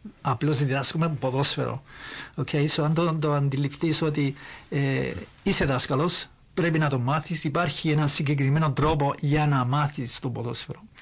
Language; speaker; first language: Greek; early bilingual, heritage; Greek